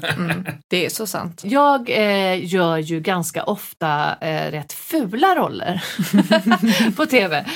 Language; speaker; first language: Swedish; native; Swedish